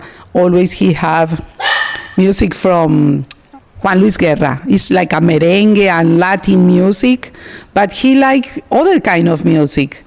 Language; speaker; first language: English; non-native, learner; Spanish